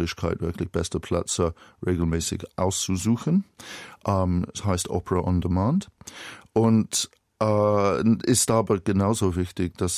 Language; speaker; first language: German; non-native, fluent; English